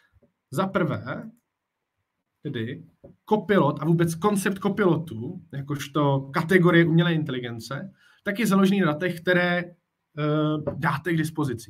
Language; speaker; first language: Czech; native; Czech